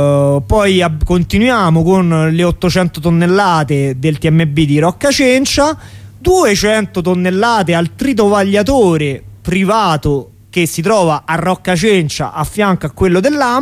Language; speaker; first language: Italian; native; Italian